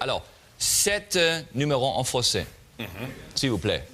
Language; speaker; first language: French; non-native, learner; German